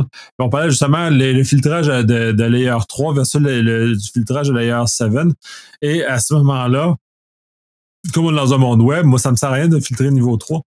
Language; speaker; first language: French; native; French